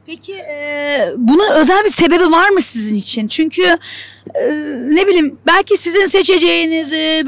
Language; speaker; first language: Turkish; native; Turkish